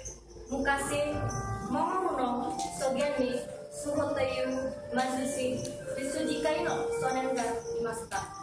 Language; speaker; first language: Japanese; non-native, learner; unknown